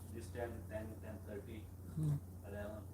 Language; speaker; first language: English; non-native, learner; Punjabi